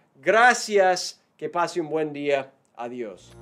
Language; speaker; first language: Spanish; non-native, fluent; English